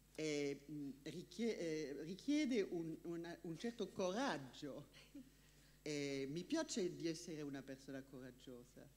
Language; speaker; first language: Italian; non-native, fluent; French